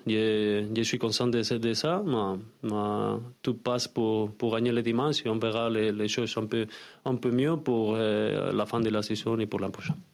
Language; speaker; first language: French; non-native, learner; Spanish